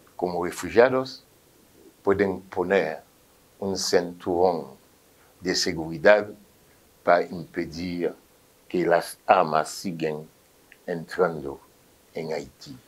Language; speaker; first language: Spanish; non-native, fluent; Haitian Creole